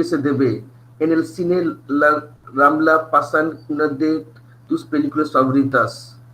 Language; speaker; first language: Spanish; non-native, fluent; Bangla